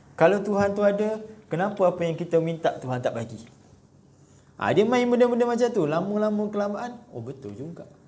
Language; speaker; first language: Malay; native; Malay